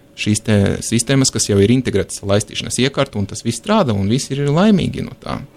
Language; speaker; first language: Latvian; non-native, local second language; Russian